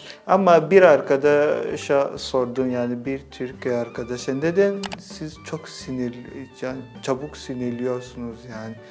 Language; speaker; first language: Turkish; non-native, fluent; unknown